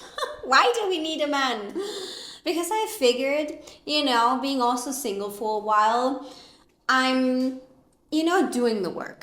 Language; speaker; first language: English; non-native, fluent; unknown